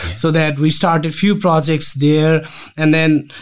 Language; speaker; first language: English; non-native, local second language; Nepali